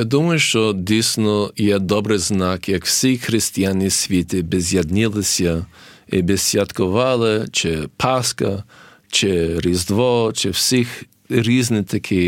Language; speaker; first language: Ukrainian; early bilingual, heritage; English